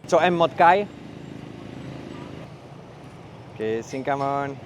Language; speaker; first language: Vietnamese; non-native, learner; French